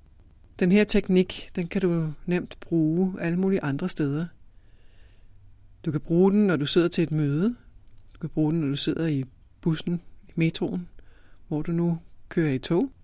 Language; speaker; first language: Danish; native; Danish